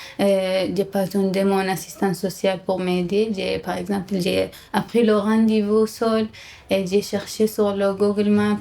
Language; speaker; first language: French; non-native, learner; Tigrinya